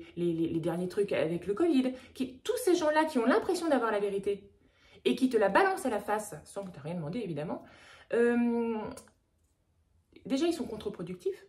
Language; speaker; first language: French; native; French